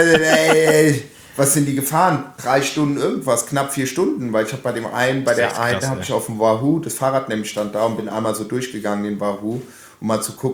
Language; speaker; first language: German; native; German